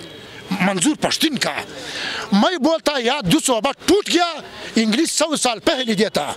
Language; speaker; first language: Hindi; non-native, learner; Pashto